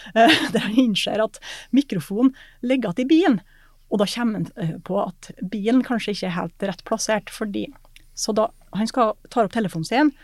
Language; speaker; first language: Norwegian; native; Norwegian